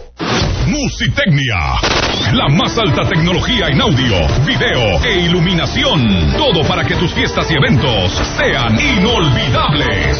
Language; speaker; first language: Spanish; native; Spanish